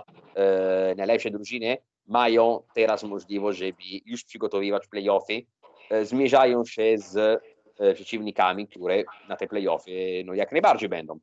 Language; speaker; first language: Polish; non-native, fluent; Italian